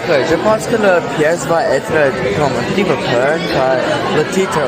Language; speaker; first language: French; non-native, learner; English